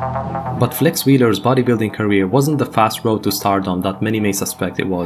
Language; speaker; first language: English; native; English